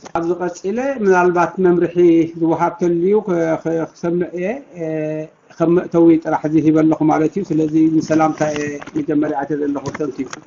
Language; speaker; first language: Tigrinya; native; Tigrinya